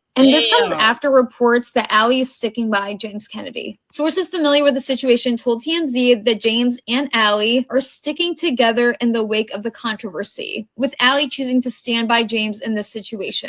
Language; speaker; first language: English; native; English